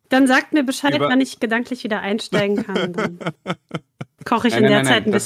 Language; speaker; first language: German; native; German